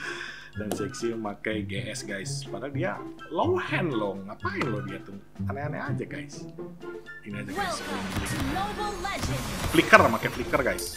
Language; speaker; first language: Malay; non-native, local second language; Sundanese